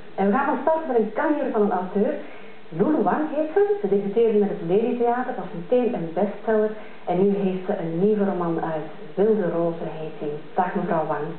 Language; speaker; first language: Dutch; native; Dutch